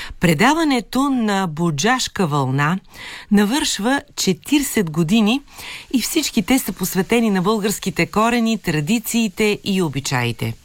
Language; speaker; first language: Bulgarian; native; Bulgarian